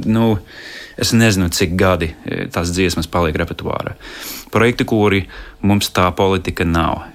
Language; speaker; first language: Latvian; non-native, fluent; English